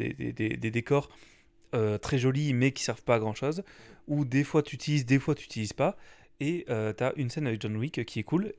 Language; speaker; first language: French; native; French